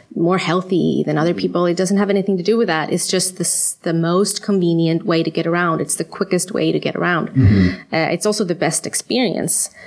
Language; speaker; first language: English; non-native, fluent; Swedish